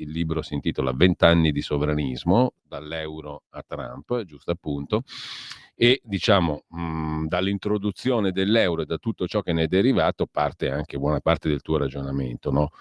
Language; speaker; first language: Italian; native; Italian